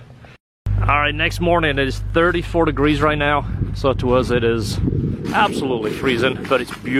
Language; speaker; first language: English; native; English